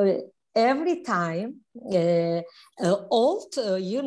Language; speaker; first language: English; non-native, learner; Turkish